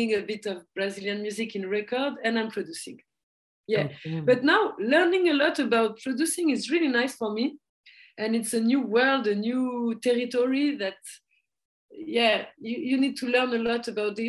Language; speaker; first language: English; non-native, fluent; French